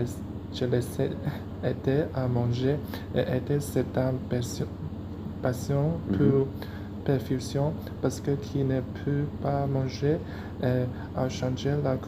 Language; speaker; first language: French; non-native, learner; Chinese